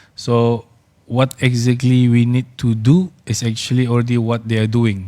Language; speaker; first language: English; non-native, local second language; Malay